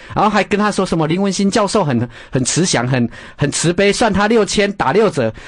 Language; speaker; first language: Chinese; native; Chinese